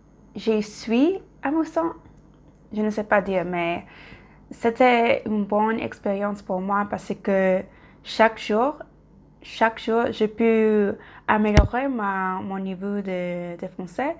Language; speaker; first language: French; non-native, learner; English